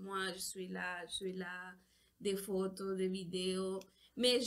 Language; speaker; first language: French; non-native, learner; Spanish